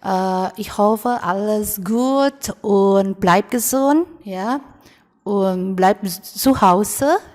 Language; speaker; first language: German; non-native, fluent; Indonesian